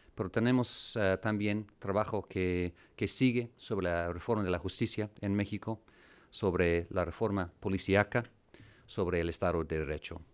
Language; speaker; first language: Spanish; non-native, fluent; English